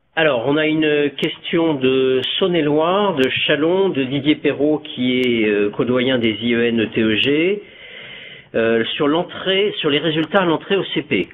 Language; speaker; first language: French; native; French